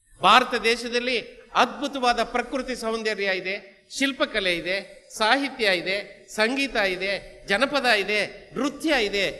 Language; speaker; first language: Kannada; non-native, local second language; Telugu